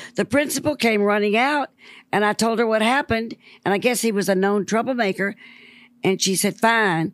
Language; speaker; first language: English; native; English